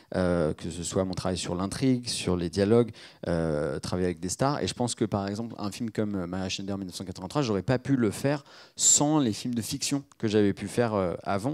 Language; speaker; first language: French; native; French